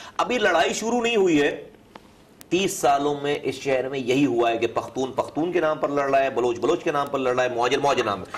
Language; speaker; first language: Urdu; native; Urdu